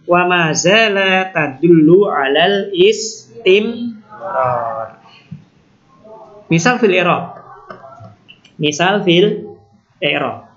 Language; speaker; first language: Arabic; non-native, fluent; Indonesian